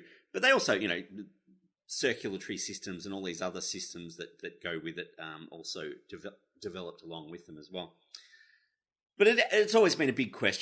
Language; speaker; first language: English; native; English